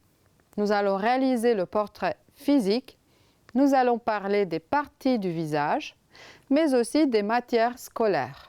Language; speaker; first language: French; non-native, fluent; Romanian